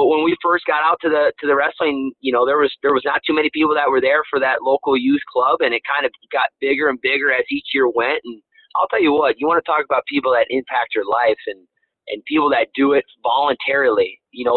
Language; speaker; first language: English; native; English